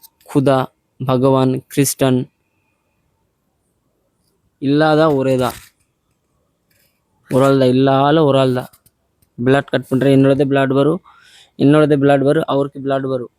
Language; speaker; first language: Tamil; non-native, learner; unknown